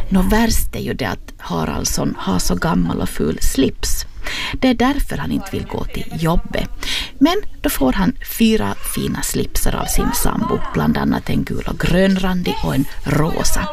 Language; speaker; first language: Swedish; native; Swedish